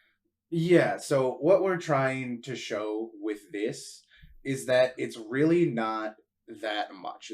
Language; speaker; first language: English; native; English